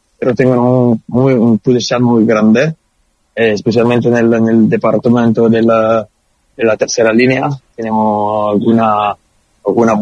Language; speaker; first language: Spanish; non-native, learner; Italian